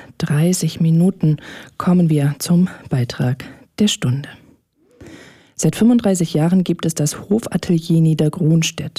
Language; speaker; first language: German; native; German